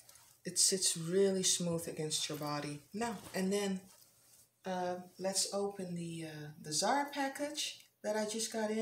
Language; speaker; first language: English; non-native, fluent; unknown